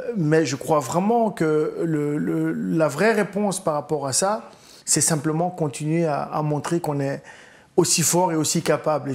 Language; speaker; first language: French; early bilingual, other home language; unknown